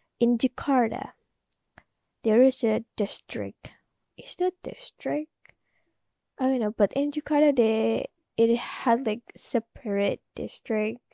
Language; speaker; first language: English; non-native, learner; Indonesian